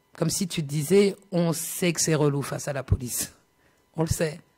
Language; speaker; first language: French; native; French